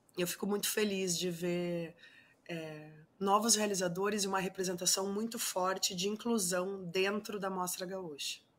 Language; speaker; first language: Portuguese; non-native, fluent; Spanish